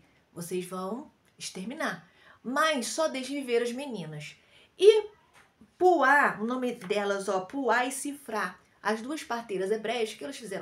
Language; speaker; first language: Portuguese; native; Portuguese